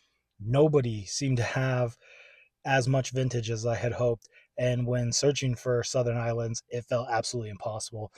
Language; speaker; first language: English; native; English